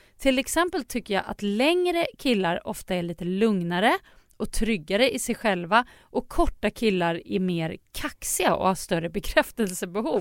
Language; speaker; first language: Swedish; native; Swedish